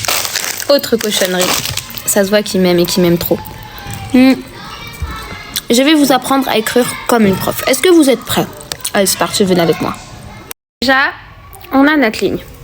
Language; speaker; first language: French; native; French